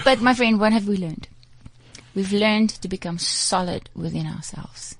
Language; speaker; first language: English; non-native, local second language; Afrikaans